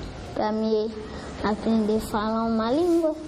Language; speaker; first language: Portuguese; early bilingual, other home language; French